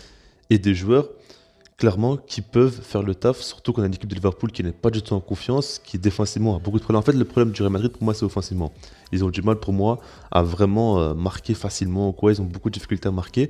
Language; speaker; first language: French; native; French